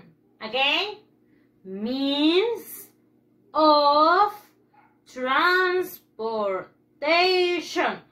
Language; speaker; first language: English; non-native, fluent; Spanish